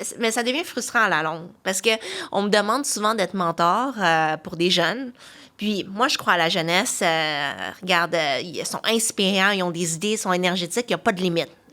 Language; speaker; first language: French; early bilingual, other home language; Chinese